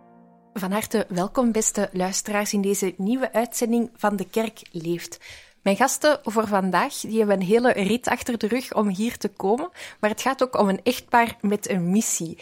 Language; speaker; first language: Dutch; native; Dutch